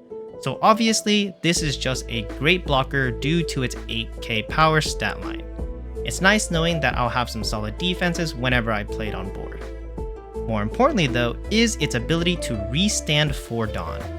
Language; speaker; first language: English; native; English